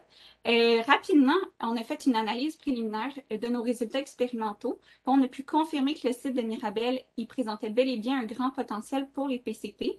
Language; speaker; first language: French; native; French